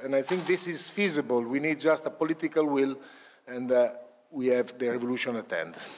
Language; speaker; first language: English; non-native, fluent; Italian